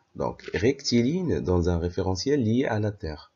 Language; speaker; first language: French; non-native, local second language; Arabic